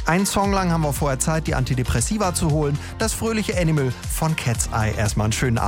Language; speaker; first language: German; native; German